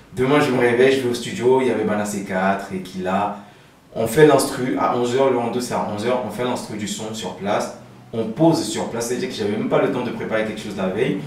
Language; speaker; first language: French; early bilingual, other home language; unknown